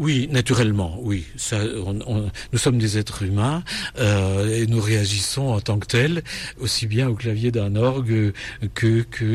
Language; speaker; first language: French; native; French